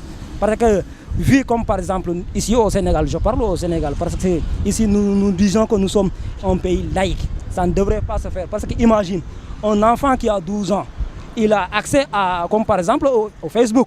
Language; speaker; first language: French; non-native, local second language; Wolof